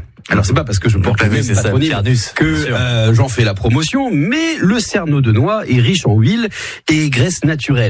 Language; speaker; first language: French; native; French